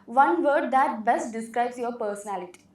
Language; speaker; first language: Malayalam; native; Malayalam